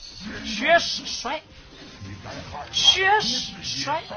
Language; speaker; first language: Chinese; native; Chinese